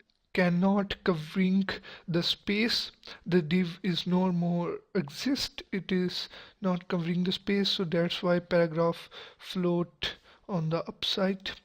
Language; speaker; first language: English; non-native, local second language; Urdu